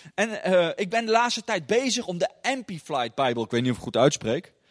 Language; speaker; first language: Dutch; native; Dutch